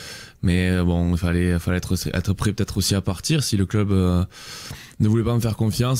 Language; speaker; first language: French; native; French